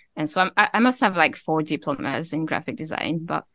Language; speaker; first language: English; non-native, fluent; French